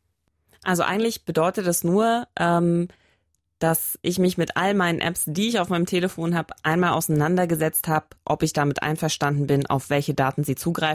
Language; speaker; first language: German; native; German